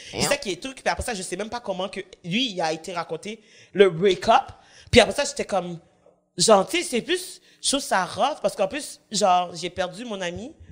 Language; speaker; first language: French; native; French